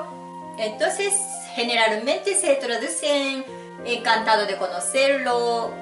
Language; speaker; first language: Spanish; non-native, fluent; Japanese